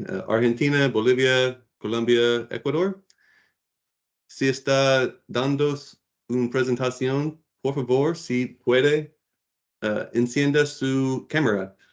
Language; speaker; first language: Spanish; non-native, learner; English